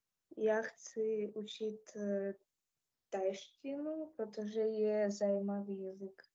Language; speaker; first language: Czech; non-native, learner; Ukrainian